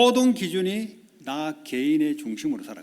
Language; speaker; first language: Korean; native; Korean